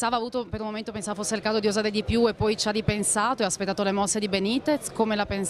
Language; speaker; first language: Italian; native; Italian